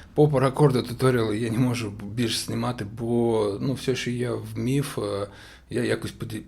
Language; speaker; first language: Ukrainian; non-native, local second language; Russian